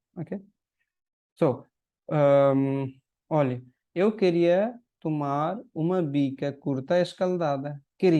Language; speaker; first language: Portuguese; non-native, fluent; Hindi